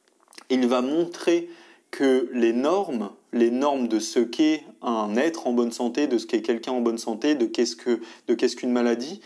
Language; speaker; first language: French; native; French